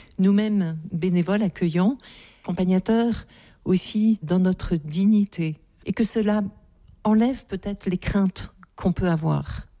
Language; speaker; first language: French; native; French